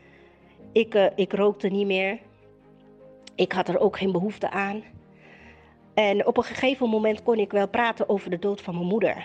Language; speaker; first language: Dutch; native; Dutch